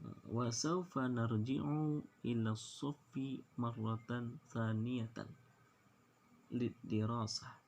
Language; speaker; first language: Arabic; non-native, fluent; Indonesian